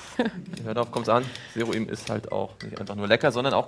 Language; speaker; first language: German; native; German